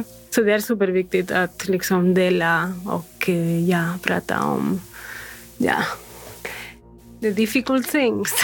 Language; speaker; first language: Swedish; non-native, fluent; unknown